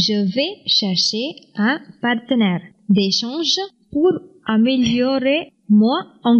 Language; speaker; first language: French; non-native, learner; Tamil